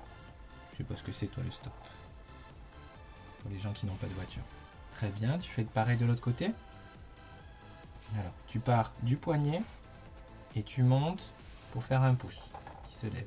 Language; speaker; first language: French; native; French